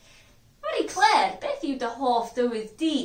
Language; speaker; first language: Welsh; native; Welsh